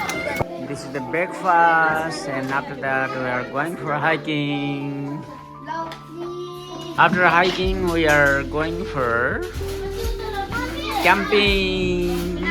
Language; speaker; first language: English; non-native, local second language; Nepali